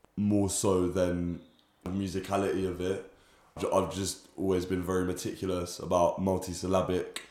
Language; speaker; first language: English; native; English